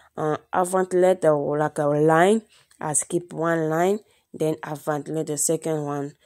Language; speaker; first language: English; non-native, learner; Lingala